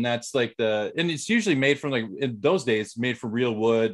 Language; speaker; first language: English; native; English